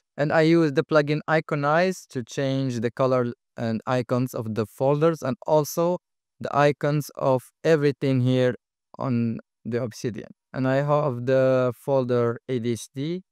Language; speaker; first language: English; non-native, fluent; Arabic